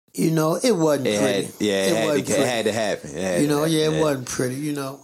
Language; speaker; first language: English; native; English